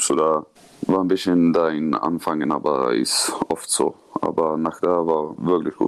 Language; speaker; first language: German; non-native, learner; Swedish